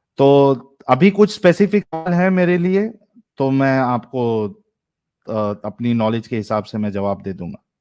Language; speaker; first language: Hindi; native; Hindi